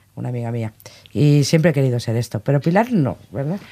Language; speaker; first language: Spanish; native; Spanish